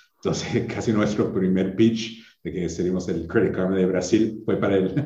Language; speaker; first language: Spanish; non-native, fluent; English